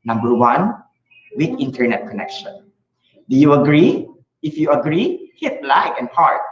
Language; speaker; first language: English; non-native, local second language; Filipino